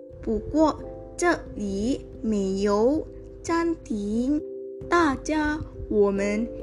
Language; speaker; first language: Chinese; non-native, learner; Indonesian